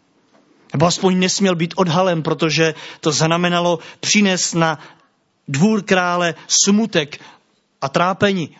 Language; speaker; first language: Czech; native; Czech